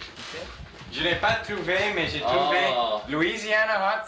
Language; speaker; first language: French; non-native, learner; English